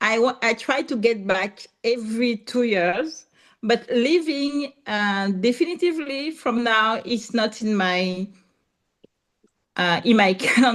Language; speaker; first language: English; non-native, learner; French